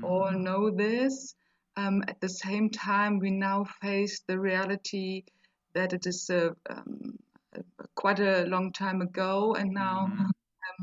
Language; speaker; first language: English; non-native, fluent; German